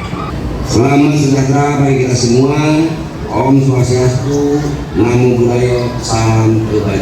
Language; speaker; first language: Indonesian; native; Indonesian